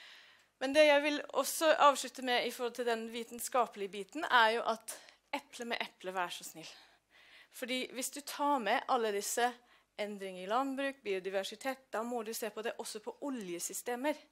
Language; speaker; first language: Norwegian; non-native, fluent; English